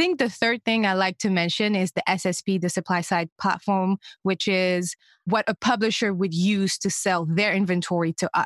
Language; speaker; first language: English; non-native, fluent; French